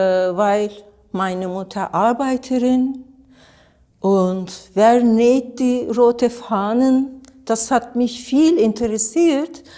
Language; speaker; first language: German; non-native, learner; Turkish